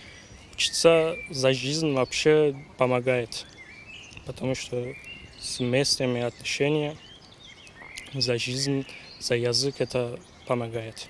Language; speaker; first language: Russian; non-native, learner; Turkish